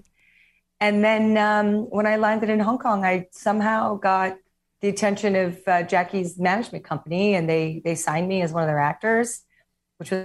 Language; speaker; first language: English; native; English